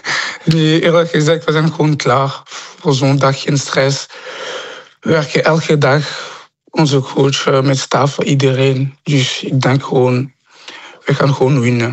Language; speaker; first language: Dutch; non-native, local second language; French